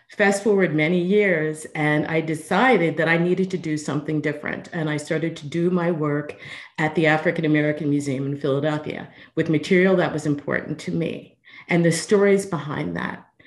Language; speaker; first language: English; native; English